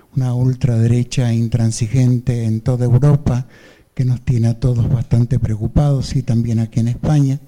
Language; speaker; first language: Spanish; native; Spanish